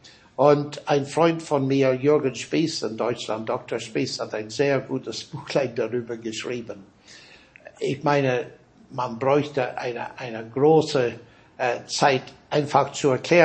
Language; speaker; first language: German; non-native, fluent; English